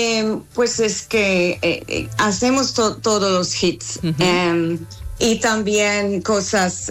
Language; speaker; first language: Spanish; non-native, fluent; English